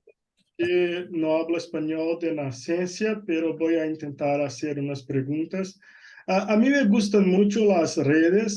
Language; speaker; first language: Spanish; non-native, fluent; Portuguese